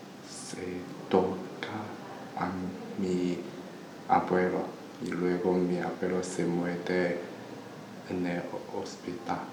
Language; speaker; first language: Spanish; non-native, learner; Chinese